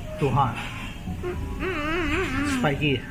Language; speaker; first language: English; non-native, learner; Thai